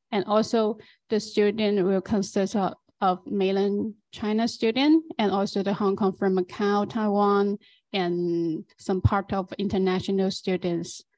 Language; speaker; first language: English; non-native, fluent; Chinese